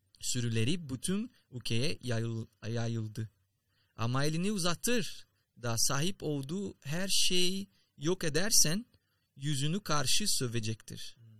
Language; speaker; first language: Turkish; non-native, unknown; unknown